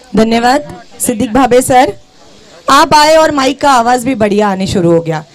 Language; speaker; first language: Hindi; non-native, local second language; Marathi